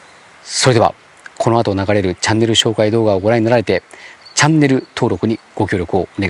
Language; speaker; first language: Japanese; native; Japanese